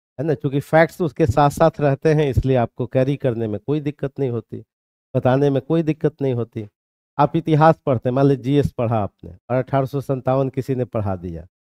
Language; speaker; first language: Hindi; native; Hindi